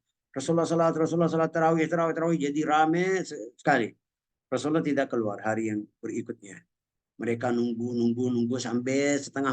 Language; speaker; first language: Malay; non-native, fluent; Arabic